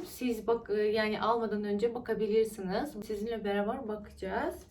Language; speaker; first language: Turkish; non-native, fluent; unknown